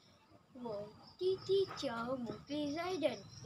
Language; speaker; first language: Chinese; non-native, local second language; Malay